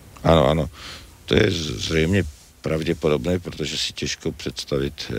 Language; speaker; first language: Czech; native; Czech